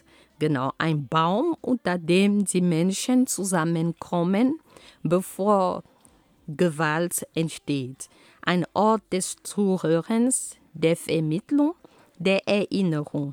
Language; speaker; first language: German; non-native, fluent; Ghomala